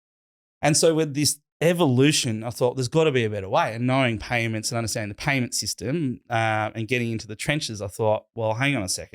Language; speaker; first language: English; native; English